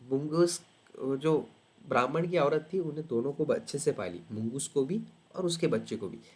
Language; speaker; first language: Hindi; non-native, local second language; Marathi